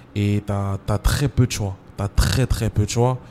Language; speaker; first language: French; native; French